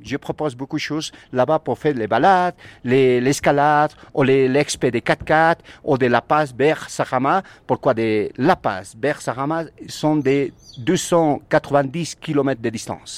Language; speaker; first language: French; non-native, learner; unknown